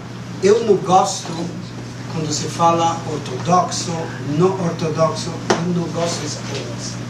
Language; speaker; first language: Portuguese; non-native, fluent; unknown